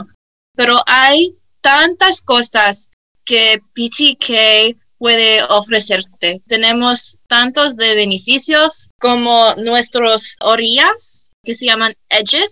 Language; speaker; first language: Spanish; early bilingual, heritage; Spanish